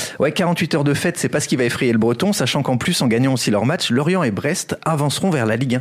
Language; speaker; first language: French; native; French